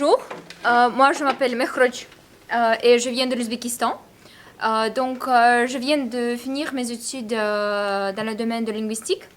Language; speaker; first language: French; non-native, fluent; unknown